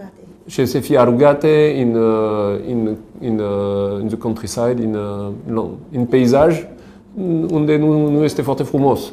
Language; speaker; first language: Romanian; non-native, learner; French